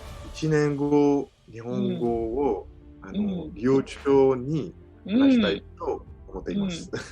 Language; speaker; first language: Japanese; non-native, learner; French